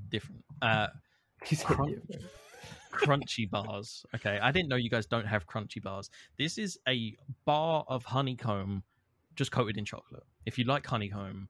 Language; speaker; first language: English; native; English